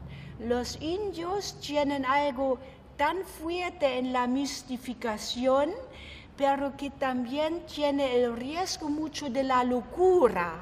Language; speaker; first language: Spanish; non-native, fluent; German